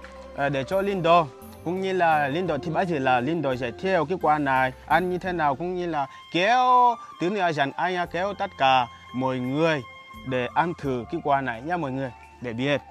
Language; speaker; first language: Vietnamese; non-native, learner; Portuguese